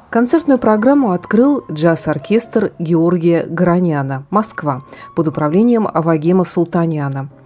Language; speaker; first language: Russian; native; Russian